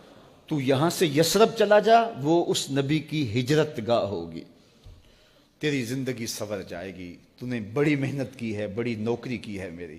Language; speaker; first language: Urdu; native; Urdu